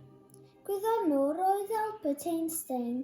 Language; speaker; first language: Welsh; non-native, local second language; English